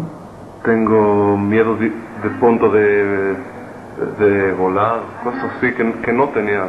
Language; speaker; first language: Spanish; non-native, learner; Hebrew